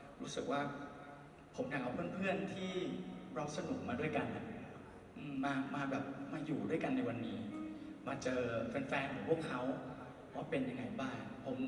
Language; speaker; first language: Thai; native; Thai